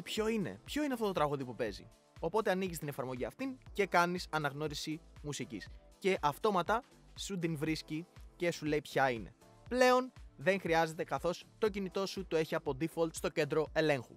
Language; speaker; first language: Greek; native; Greek